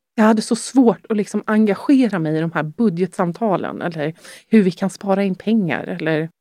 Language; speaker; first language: Swedish; native; Swedish